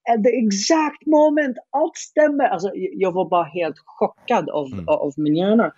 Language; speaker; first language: Swedish; non-native, fluent; Arabic